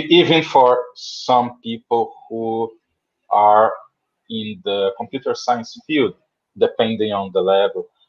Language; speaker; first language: English; non-native, fluent; Portuguese